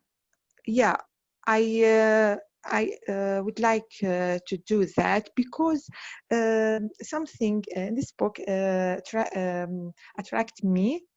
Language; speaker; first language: English; non-native, learner; Arabic